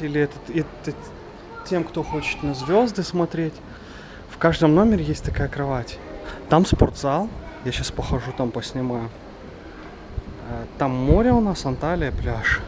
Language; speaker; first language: Russian; native; Russian